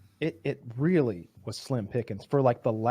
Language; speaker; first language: English; native; English